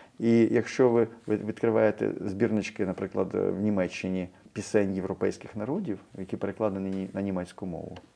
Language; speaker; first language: Ukrainian; native; Ukrainian